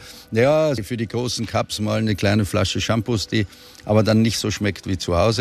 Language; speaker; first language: German; native; German